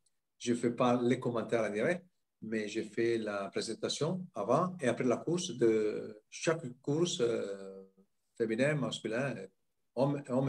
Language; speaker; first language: French; non-native, fluent; Italian